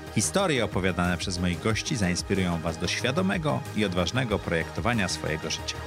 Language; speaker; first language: Polish; native; Polish